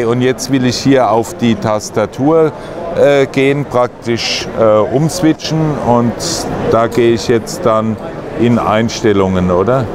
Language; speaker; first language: German; native; German